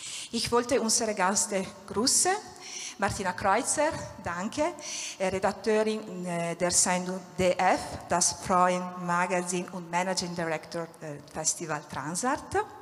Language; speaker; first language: German; non-native, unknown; Italian